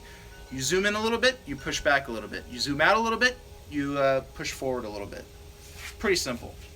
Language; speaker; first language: English; native; English